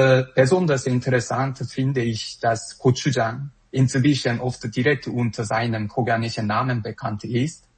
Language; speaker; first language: German; non-native, fluent; Korean